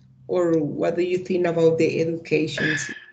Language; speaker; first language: English; non-native, learner; Spanish